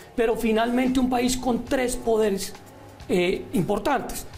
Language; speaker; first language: Spanish; native; Spanish